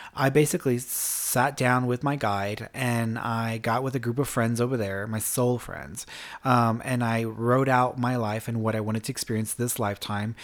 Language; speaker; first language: English; early bilingual, other home language; Spanish